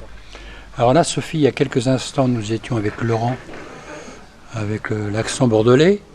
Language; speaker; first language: French; native; French